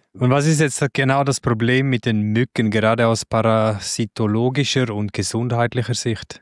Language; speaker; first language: German; native; German